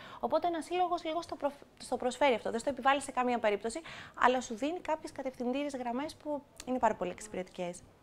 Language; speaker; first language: Greek; native; Greek